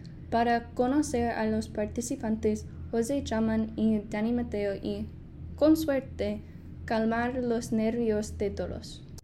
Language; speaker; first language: Spanish; non-native, fluent; English